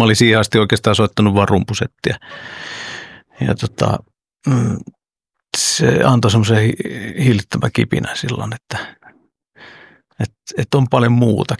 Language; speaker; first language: Finnish; early bilingual, other home language; Oromo